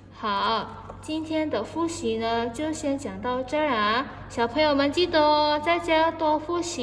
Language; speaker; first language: Chinese; non-native, fluent; Indonesian